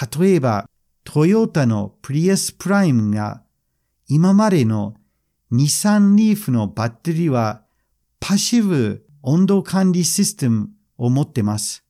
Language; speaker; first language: Japanese; non-native, fluent; English